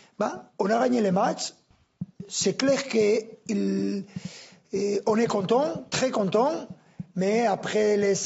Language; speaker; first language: French; non-native, fluent; Spanish